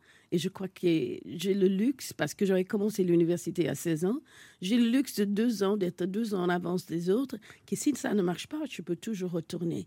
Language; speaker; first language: French; non-native, fluent; English